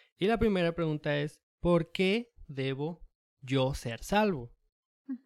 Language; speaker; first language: Spanish; early bilingual, heritage; Spanish